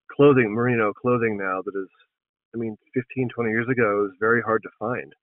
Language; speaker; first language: English; native; English